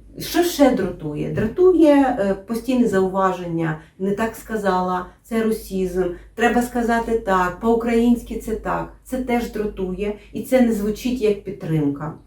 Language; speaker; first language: Ukrainian; non-native, local second language; Russian